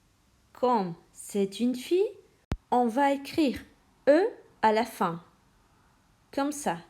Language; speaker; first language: French; non-native, fluent; Spanish